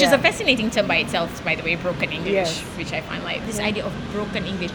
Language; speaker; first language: English; non-native, local second language; Malay